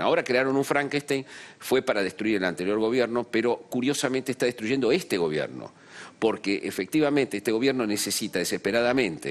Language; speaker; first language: Spanish; native; Spanish